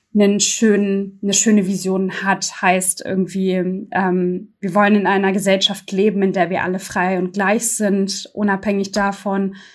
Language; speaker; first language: German; native; German